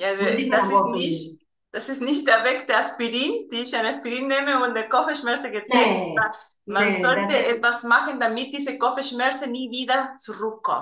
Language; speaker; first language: German; non-native, fluent; Spanish